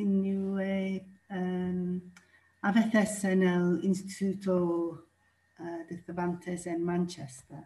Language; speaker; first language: Spanish; non-native, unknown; English